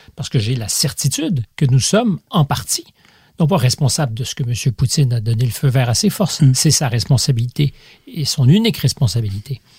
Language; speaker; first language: French; native; French